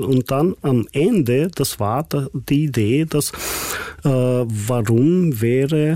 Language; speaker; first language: German; non-native, fluent; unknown